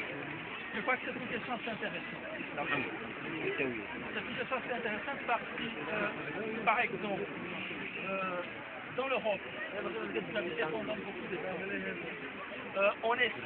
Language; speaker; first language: French; non-native, fluent; Portuguese